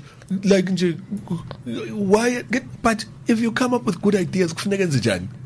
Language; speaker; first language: English; non-native, local second language; Zulu